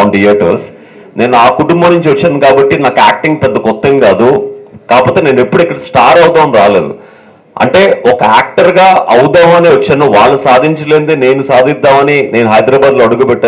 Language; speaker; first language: Telugu; native; Telugu